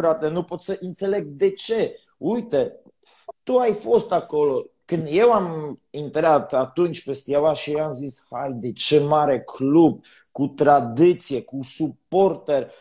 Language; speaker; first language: Romanian; non-native, learner; Polish